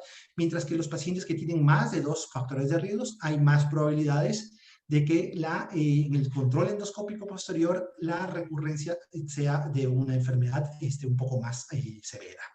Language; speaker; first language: Spanish; native; Spanish